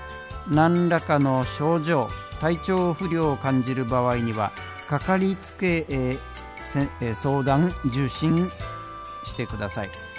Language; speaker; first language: Japanese; native; Japanese